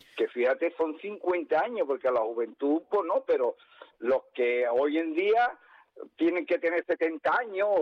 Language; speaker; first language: Spanish; native; Spanish